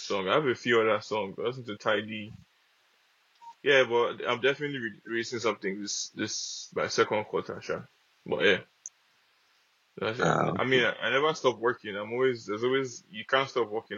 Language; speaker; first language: English; non-native, local second language; Yoruba